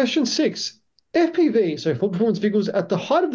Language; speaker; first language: English; native; English